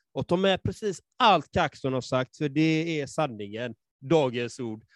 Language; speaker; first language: Swedish; native; Swedish